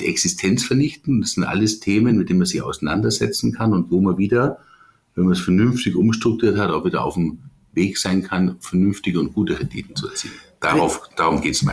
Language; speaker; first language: German; native; German